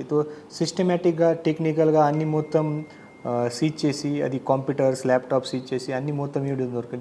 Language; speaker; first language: Telugu; non-native, fluent; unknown